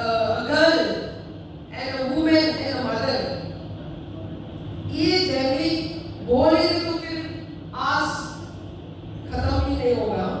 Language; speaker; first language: Hindi; non-native, local second language; Manipuri